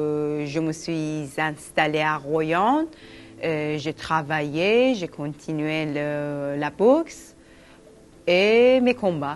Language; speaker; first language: French; non-native, fluent; Persian